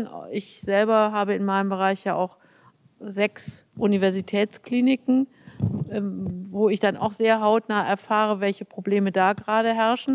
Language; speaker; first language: German; native; German